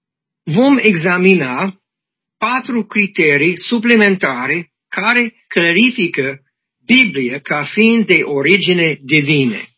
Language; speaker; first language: Romanian; non-native, learner; English